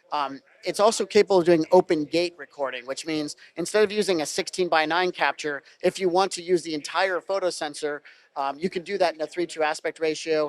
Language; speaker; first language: English; native; English